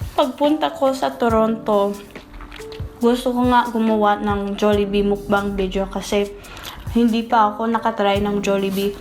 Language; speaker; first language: Filipino; non-native, fluent; English